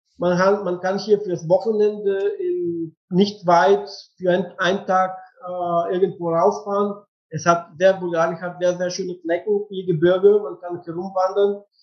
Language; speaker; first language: German; non-native, fluent; Bulgarian